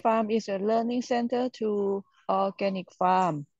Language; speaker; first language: English; non-native, learner; Thai